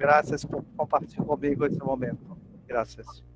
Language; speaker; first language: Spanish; non-native, learner; Portuguese